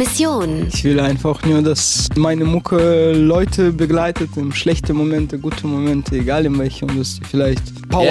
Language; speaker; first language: German; early bilingual, other home language; Russian